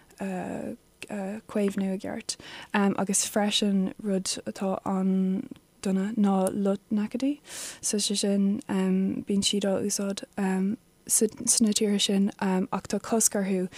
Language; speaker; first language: Irish; non-native, local second language; English